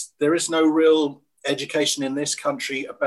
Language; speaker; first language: English; native; English